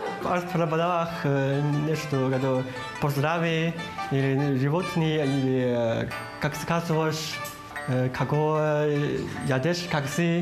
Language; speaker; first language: Bulgarian; non-native, learner; Chinese